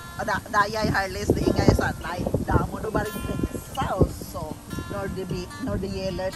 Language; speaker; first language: Norwegian; non-native, learner; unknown